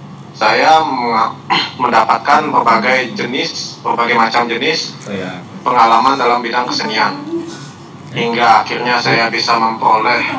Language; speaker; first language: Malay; non-native, local second language; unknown